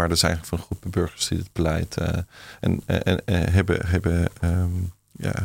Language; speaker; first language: Dutch; non-native, fluent; German